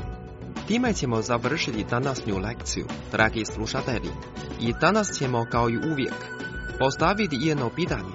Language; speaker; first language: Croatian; non-native, fluent; Chinese